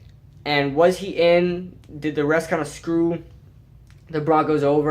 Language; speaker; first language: English; native; English